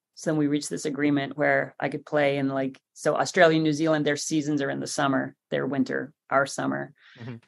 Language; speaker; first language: English; native; English